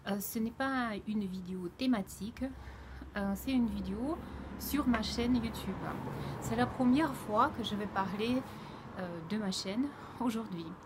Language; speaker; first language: French; non-native, fluent; Russian